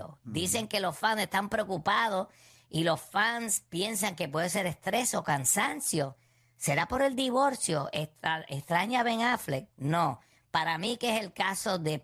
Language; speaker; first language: Spanish; native; Spanish